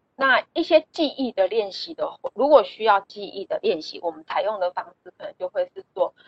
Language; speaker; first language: Chinese; native; Chinese